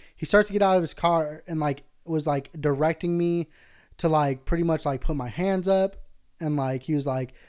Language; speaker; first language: English; early bilingual, other home language; Spanish